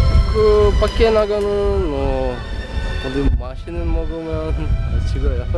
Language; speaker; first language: Korean; non-native, learner; Russian